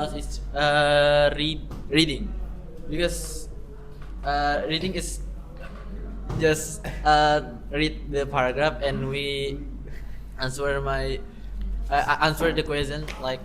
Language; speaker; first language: English; non-native, learner; Indonesian